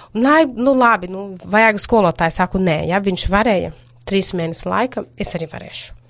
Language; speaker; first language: Latvian; non-native, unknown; Portuguese